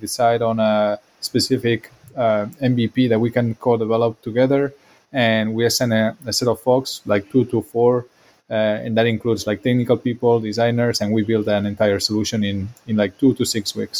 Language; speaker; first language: English; non-native, fluent; Spanish